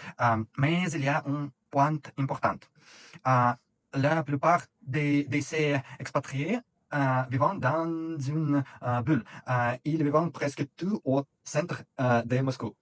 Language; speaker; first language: French; non-native, fluent; Russian